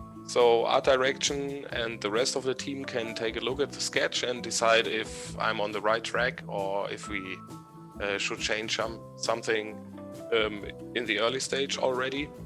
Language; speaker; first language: English; non-native, fluent; German